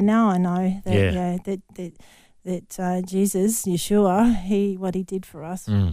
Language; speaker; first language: English; native; English